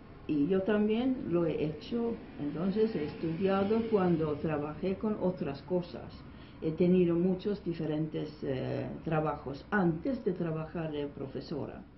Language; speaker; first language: Spanish; non-native, fluent; Finnish